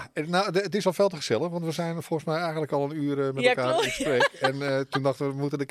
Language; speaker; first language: Dutch; native; Dutch